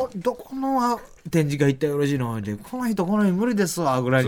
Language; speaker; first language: Japanese; native; Japanese